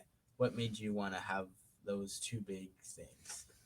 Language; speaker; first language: English; native; English